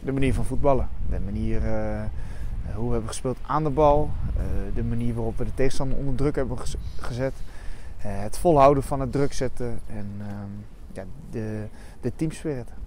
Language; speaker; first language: Dutch; native; Dutch